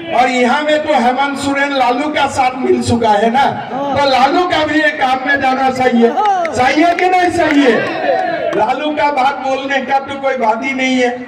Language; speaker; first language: Hindi; non-native, local second language; Assamese